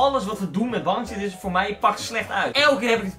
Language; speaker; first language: Dutch; native; Dutch